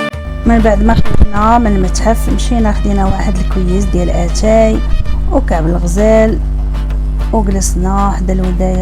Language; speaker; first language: Arabic; native; Arabic